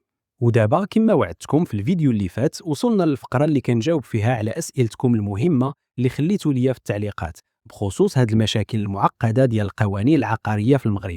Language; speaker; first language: Arabic; native; Arabic